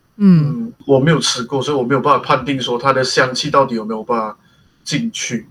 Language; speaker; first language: Chinese; native; Chinese